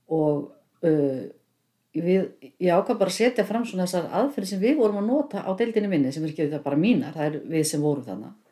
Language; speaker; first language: Icelandic; native; Icelandic